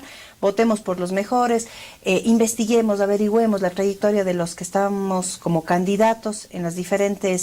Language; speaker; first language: Spanish; native; Spanish